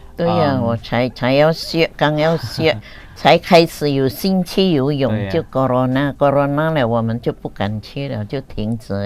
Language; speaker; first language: Chinese; early bilingual, heritage; Chinese